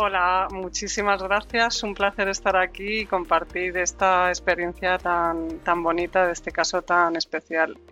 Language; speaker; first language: Spanish; native; Spanish